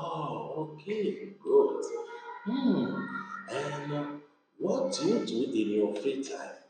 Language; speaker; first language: English; non-native, fluent; Vietnamese